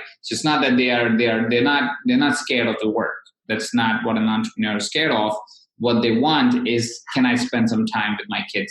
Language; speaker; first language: English; non-native, local second language; Hindi